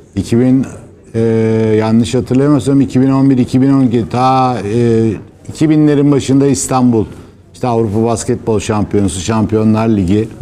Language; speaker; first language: Turkish; native; Turkish